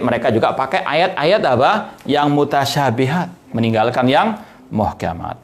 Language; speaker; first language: Indonesian; native; Indonesian